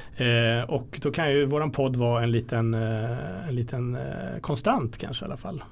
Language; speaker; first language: Swedish; native; Swedish